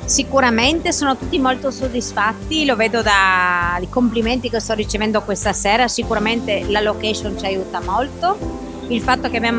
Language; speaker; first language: Italian; native; Italian